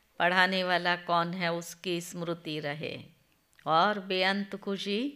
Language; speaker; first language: Hindi; non-native, local second language; Gujarati